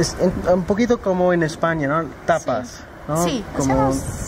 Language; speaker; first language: Spanish; non-native, fluent; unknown